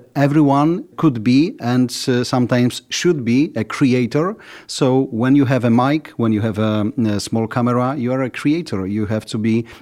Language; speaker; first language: English; non-native, fluent; Polish